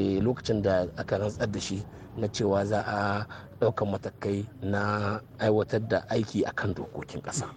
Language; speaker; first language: Hausa; native; Hausa